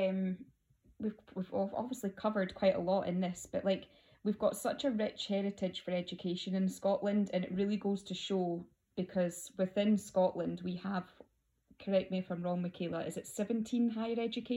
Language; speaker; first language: English; native; English